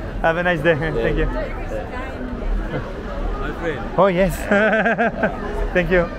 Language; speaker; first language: English; non-native, fluent; French